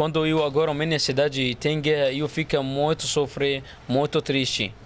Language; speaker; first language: Portuguese; non-native, learner; Arabic